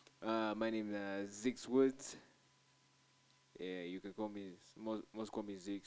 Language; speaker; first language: English; non-native, local second language; Ganda